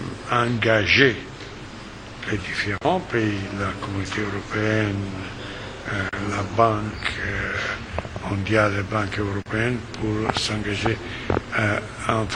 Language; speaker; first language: French; non-native, fluent; Italian